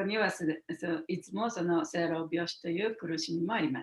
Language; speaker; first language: Japanese; native; Japanese